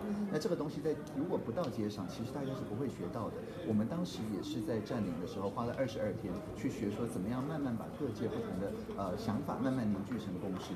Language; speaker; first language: Chinese; native; Chinese